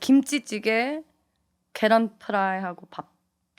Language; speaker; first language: Korean; early bilingual, heritage; English